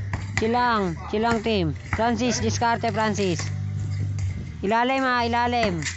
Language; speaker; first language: Filipino; native; Filipino